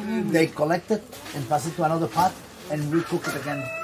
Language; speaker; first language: English; non-native, fluent; Spanish